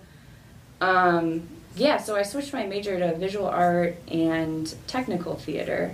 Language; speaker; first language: English; native; English